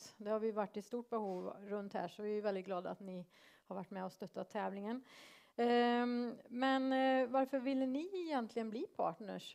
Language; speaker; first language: Swedish; native; Swedish